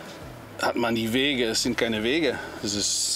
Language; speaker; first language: German; non-native, learner; Dutch